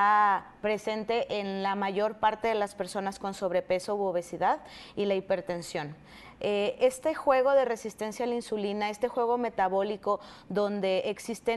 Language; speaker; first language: Spanish; native; Spanish